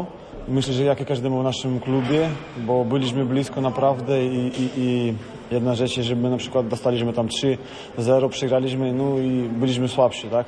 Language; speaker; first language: Polish; non-native, fluent; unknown